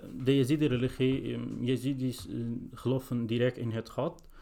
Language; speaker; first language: Dutch; non-native, learner; Arabic